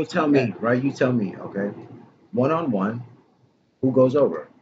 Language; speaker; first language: English; native; English